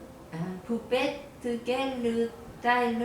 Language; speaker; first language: French; non-native, learner; Korean